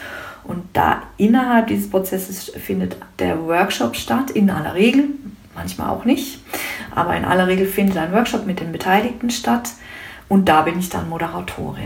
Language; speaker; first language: German; native; German